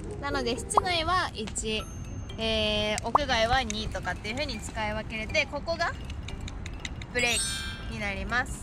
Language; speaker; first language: Japanese; native; Japanese